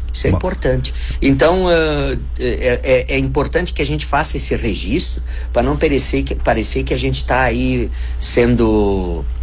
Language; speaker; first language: Portuguese; non-native, local second language; German